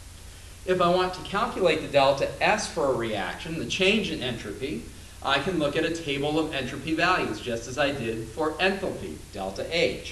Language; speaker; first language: English; native; English